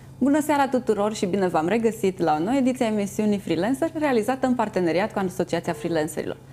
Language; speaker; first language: Romanian; native; Romanian